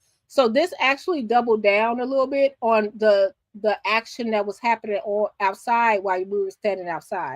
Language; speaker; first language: English; native; English